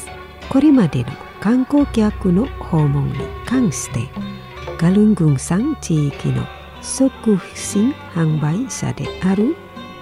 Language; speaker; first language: Japanese; non-native, fluent; Indonesian